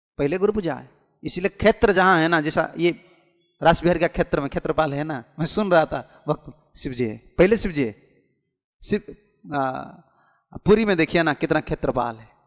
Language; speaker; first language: Hindi; non-native, local second language; Odia